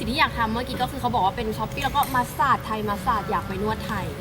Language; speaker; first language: Thai; native; Thai